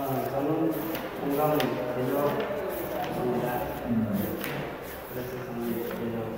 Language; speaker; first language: Korean; non-native, learner; Nepali